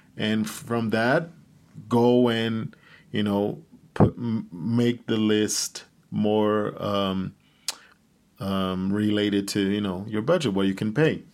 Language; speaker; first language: English; non-native, fluent; Portuguese